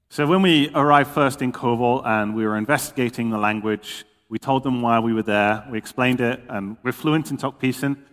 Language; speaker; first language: Dutch; non-native, fluent; English